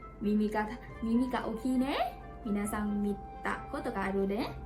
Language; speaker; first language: Japanese; non-native, learner; Thai